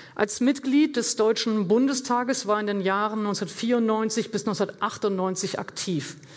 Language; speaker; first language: German; native; German